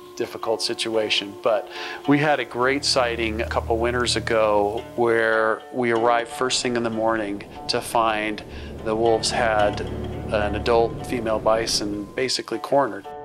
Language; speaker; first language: English; native; English